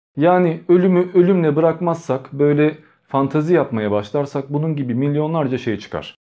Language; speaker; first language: Turkish; early bilingual, other home language; Albanian